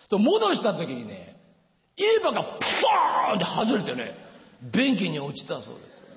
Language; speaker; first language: Japanese; native; Japanese